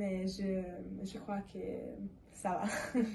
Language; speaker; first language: French; non-native, learner; Italian